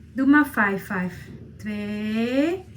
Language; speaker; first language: Dutch; non-native, learner; Indonesian